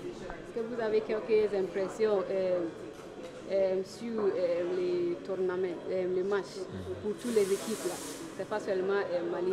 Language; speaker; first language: French; non-native, learner; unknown